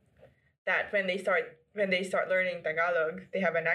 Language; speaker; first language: English; non-native, local second language; Filipino